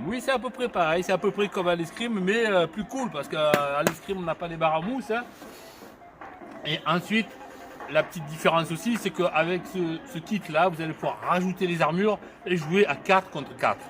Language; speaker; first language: French; native; French